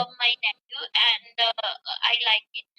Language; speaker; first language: English; non-native, learner; Punjabi